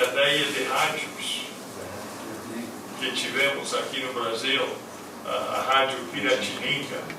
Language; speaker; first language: Portuguese; non-native, fluent; English